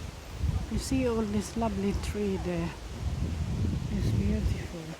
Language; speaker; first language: English; non-native, fluent; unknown